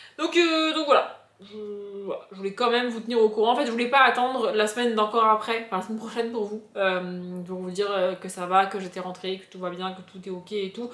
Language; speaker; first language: French; native; French